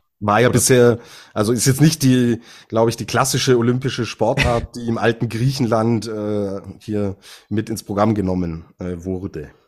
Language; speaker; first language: German; native; German